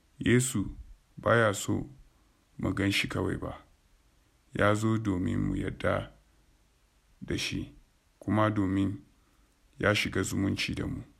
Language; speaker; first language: Hausa; non-native, local second language; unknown